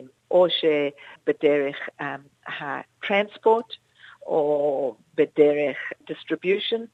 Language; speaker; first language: Hebrew; non-native, fluent; English